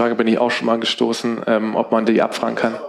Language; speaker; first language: German; native; German